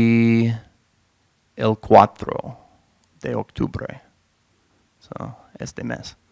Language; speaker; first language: Spanish; non-native, fluent; English